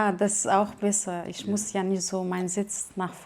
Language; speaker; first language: German; non-native, fluent; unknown